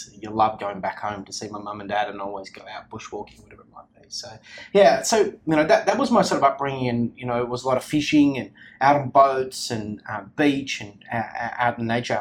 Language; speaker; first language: English; native; English